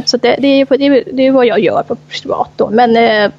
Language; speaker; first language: Swedish; non-native, fluent; Thai